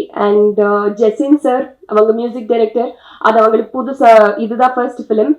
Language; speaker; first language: Tamil; non-native, learner; Telugu